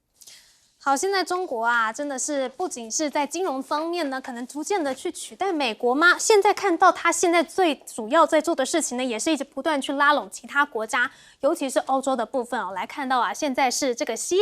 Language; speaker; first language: Chinese; native; Chinese